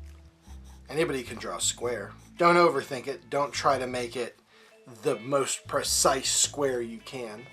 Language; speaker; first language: English; native; English